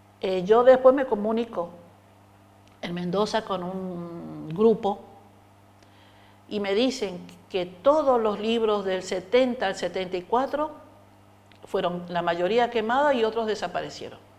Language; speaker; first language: Spanish; native; Spanish